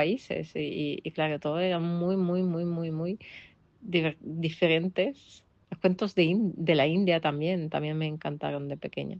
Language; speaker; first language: Spanish; non-native, fluent; Russian